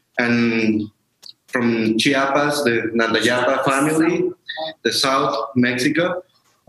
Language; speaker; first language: English; non-native, learner; Spanish